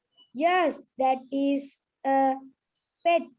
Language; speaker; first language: English; non-native, learner; Sinhala